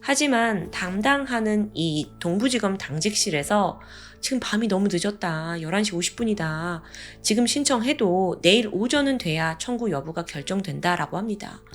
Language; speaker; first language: Korean; native; Korean